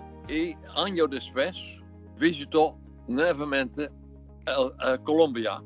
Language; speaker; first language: Spanish; non-native, fluent; Dutch